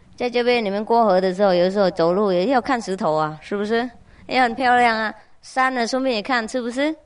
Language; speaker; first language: Chinese; non-native, fluent; Vietnamese